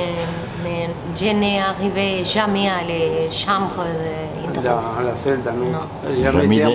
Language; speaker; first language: French; non-native, learner; Spanish